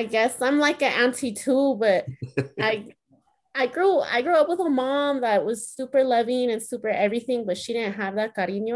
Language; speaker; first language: English; early bilingual, other home language; Spanish